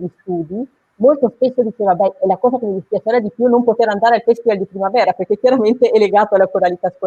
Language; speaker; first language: Italian; native; Italian